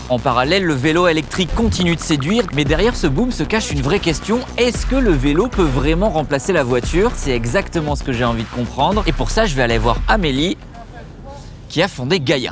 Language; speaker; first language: French; native; French